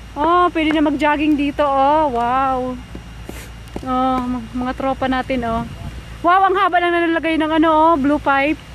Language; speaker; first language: Filipino; non-native, local second language; Bikol